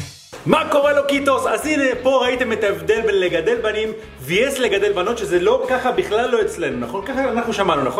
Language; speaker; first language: Hebrew; native; Hebrew